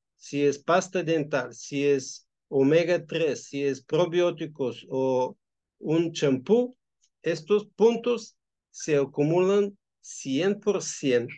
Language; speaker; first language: Spanish; non-native, fluent; Bulgarian